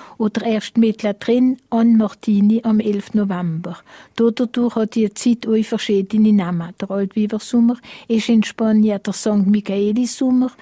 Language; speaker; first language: German; non-native, local second language; Swiss German